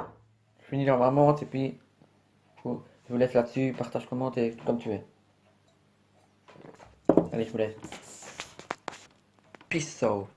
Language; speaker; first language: French; native; French